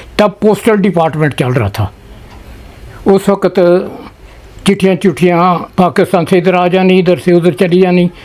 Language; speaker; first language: Urdu; non-native, local second language; Punjabi